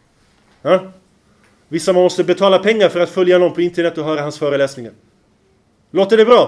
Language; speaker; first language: Swedish; non-native, fluent; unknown